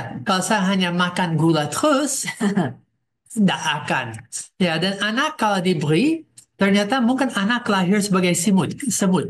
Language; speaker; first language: Indonesian; non-native, fluent; English